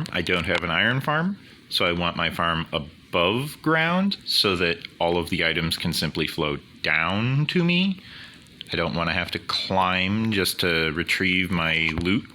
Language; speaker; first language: English; native; English